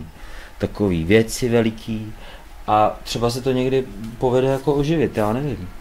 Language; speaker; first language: Czech; native; Czech